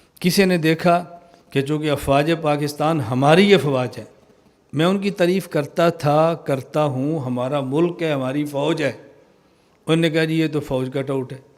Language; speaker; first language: Urdu; non-native, local second language; Punjabi